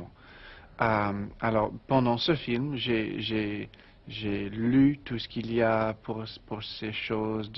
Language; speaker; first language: French; non-native, learner; English